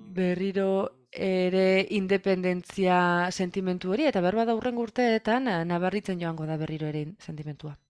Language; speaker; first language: Basque; non-native, fluent; French